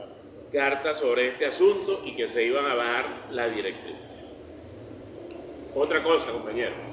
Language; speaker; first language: Spanish; native; Spanish